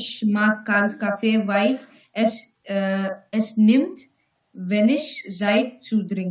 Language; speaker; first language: German; non-native, learner; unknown